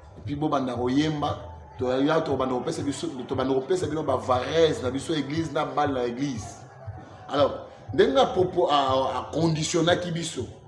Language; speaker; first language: Lingala; non-native, local second language; Luba-Lulua